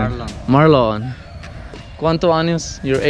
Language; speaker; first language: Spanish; non-native, learner; English